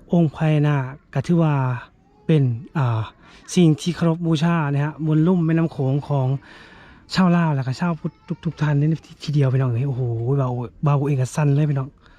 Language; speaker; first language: Thai; native; Thai